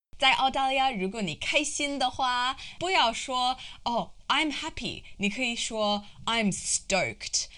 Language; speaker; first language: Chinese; non-native, fluent; English